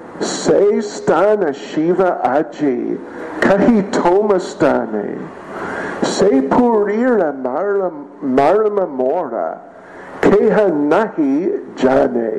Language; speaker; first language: Russian; non-native, learner; English